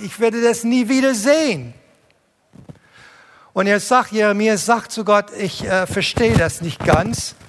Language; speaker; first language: German; non-native, fluent; English